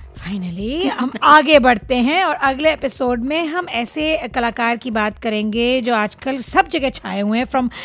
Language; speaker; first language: Hindi; non-native, local second language; Marathi